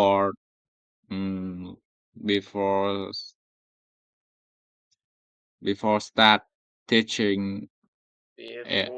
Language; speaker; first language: English; non-native, learner; Vietnamese